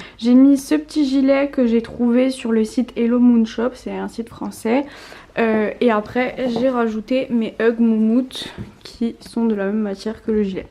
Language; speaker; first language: French; native; French